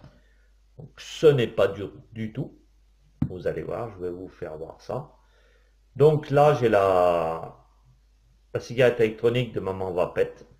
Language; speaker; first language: French; native; French